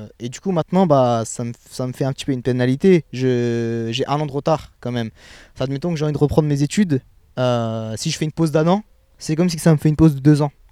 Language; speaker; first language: French; early bilingual, other home language; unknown